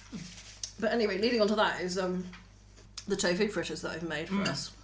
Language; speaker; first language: English; native; English